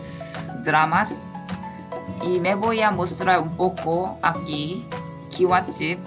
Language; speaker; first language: Spanish; non-native, fluent; Korean